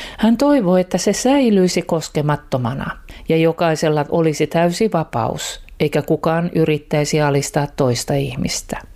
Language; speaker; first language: Finnish; native; Finnish